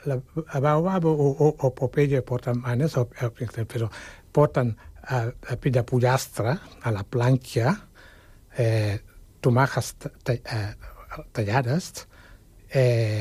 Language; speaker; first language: Catalan; non-native, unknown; Wolof